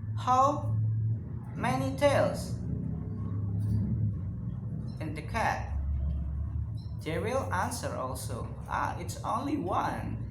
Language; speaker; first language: English; non-native, learner; Indonesian